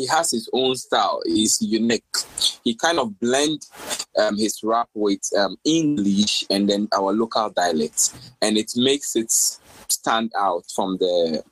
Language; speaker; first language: English; non-native, local second language; Akan